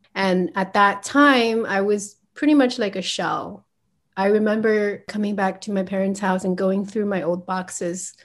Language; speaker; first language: English; early bilingual, other home language; Chinese